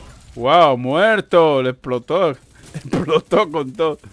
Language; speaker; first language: Spanish; native; Spanish